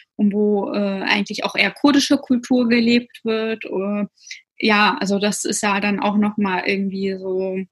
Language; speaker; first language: German; early bilingual, other home language; Russian